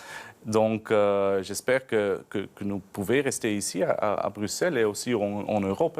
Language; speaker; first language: French; non-native, learner; Dutch